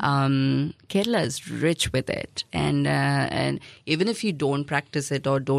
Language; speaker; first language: English; non-native, local second language; Malayalam